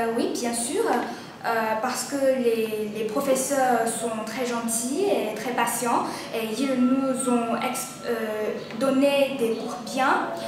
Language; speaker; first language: French; non-native, learner; Chinese